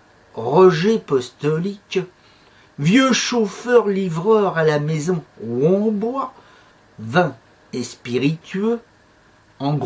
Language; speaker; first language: French; native; French